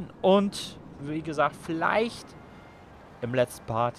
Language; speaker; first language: German; native; German